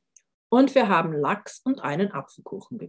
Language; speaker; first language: German; non-native, fluent; English